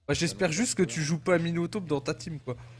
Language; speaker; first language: French; native; French